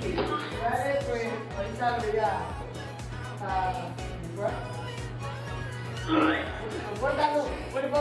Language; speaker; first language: Spanish; native; Spanish